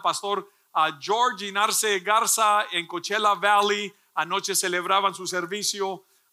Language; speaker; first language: Spanish; early bilingual, heritage; Spanish